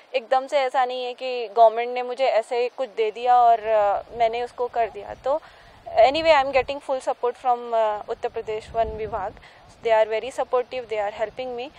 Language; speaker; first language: Hindi; native; Hindi